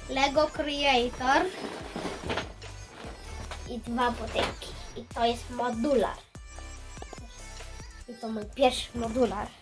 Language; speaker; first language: Polish; early bilingual, heritage; Polish